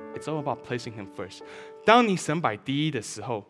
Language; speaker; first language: English; early bilingual, other home language; Chinese